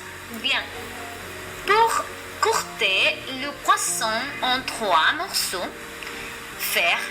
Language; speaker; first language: French; non-native, learner; Spanish